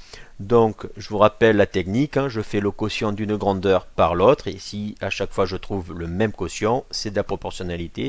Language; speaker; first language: French; native; French